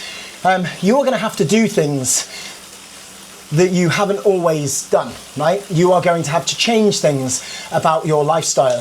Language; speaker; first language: English; native; English